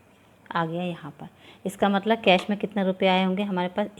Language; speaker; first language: Hindi; native; Hindi